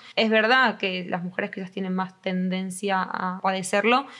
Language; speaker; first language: Spanish; native; Spanish